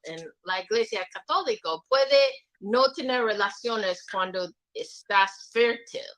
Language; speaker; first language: Spanish; non-native, learner; English